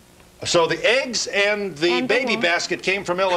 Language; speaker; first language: English; native; English